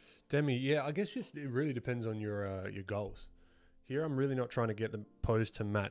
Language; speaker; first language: English; native; English